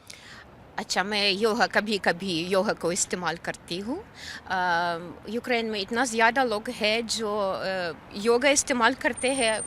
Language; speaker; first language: Hindi; non-native, fluent; Ukrainian